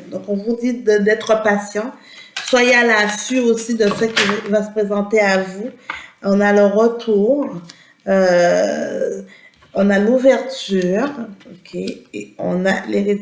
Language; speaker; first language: French; native; French